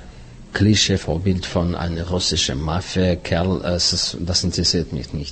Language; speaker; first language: German; non-native, fluent; Russian